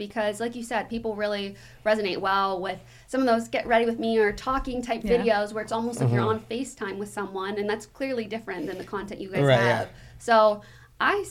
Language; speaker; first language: English; native; English